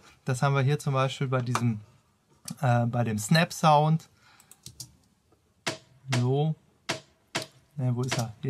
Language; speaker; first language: German; native; German